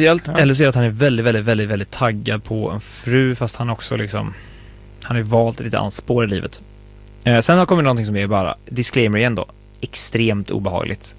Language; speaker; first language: Swedish; native; Swedish